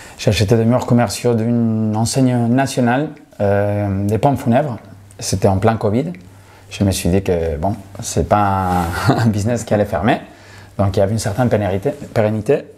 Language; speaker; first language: French; non-native, fluent; Spanish